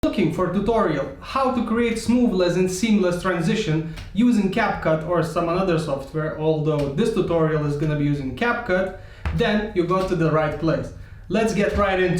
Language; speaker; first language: English; non-native, fluent; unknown